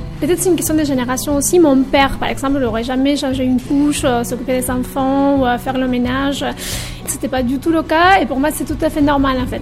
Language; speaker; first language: French; non-native, fluent; Spanish